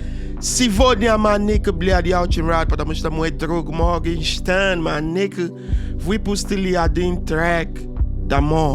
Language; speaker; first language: Russian; non-native, learner; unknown